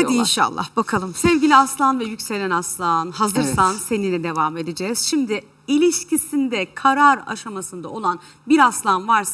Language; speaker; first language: Turkish; native; Turkish